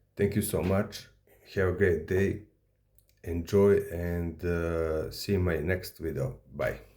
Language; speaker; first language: English; non-native, learner; Serbian